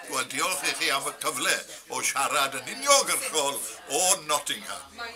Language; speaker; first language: Welsh; native; Welsh